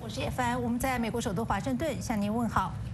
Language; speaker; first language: Chinese; native; Chinese